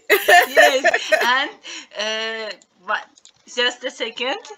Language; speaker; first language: English; non-native, learner; Turkish